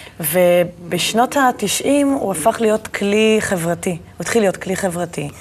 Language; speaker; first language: Hebrew; native; Hebrew